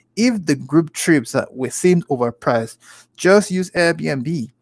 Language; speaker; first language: English; non-native, local second language; Igbo